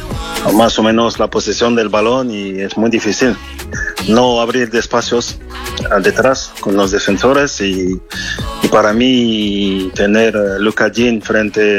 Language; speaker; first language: Spanish; non-native, fluent; French